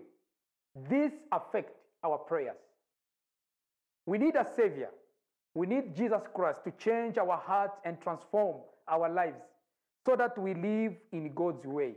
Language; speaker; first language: English; non-native, local second language; Kinyarwanda